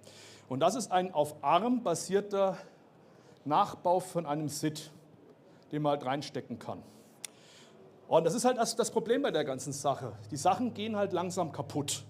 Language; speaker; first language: German; native; German